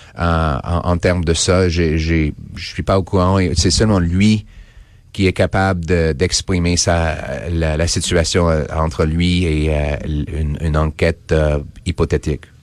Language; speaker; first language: French; non-native, local second language; English